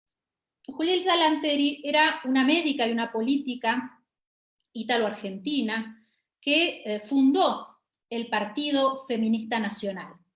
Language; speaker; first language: Spanish; native; Spanish